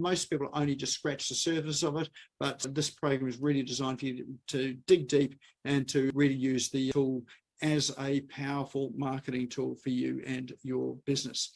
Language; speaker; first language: English; native; English